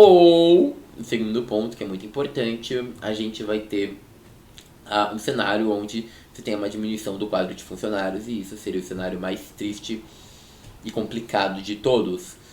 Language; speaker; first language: Portuguese; native; Portuguese